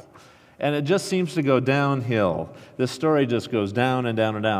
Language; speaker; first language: English; native; English